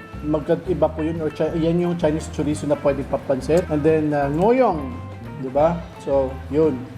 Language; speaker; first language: Filipino; non-native, local second language; Cebuano